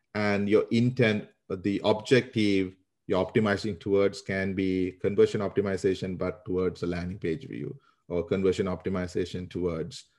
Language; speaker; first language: English; non-native, local second language; Sinhala